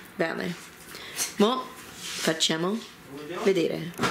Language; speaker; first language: Italian; early bilingual, heritage; Italian